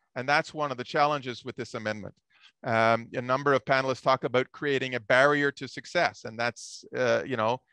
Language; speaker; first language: English; native; English